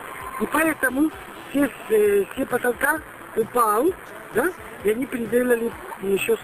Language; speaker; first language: Russian; non-native, learner; Italian